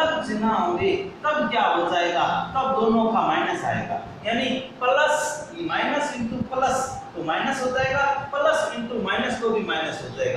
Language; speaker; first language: Hindi; native; Hindi